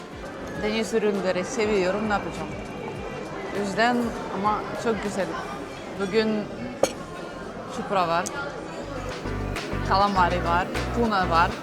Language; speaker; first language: Turkish; non-native, learner; Russian